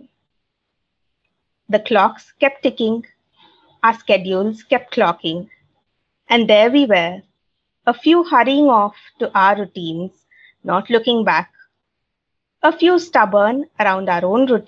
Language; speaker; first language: English; non-native, local second language; Tamil